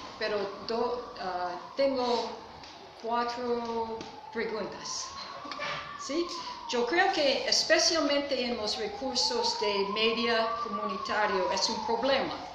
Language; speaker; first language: Spanish; non-native, learner; English